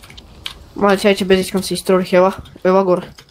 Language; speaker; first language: Bulgarian; native; Bulgarian